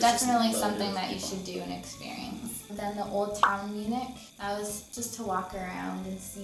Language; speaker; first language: English; native; English